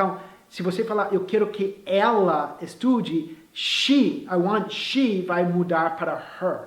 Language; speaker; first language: Portuguese; non-native, fluent; English